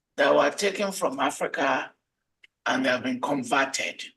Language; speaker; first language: English; non-native, local second language; Yoruba